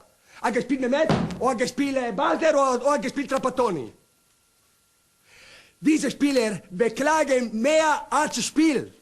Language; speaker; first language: German; non-native, learner; Italian